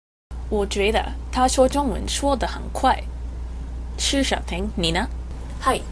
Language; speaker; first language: Chinese; non-native, learner; English